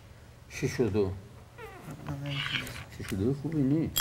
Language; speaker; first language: Persian; native; Persian